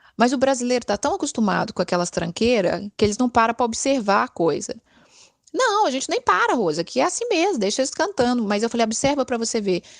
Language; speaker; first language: Portuguese; native; Portuguese